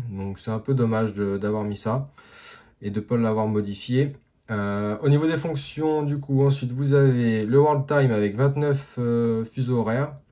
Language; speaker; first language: French; native; French